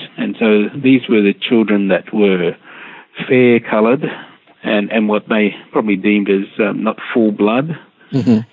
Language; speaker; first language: English; native; English